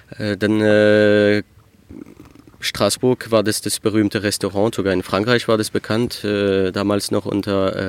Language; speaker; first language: German; early bilingual, heritage; French